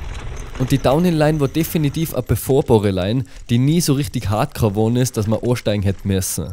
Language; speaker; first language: German; native; German